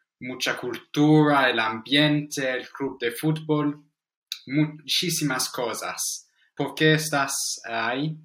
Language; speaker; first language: Spanish; non-native, fluent; English